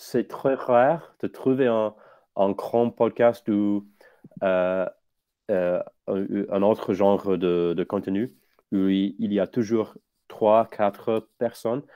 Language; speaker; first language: French; non-native, fluent; English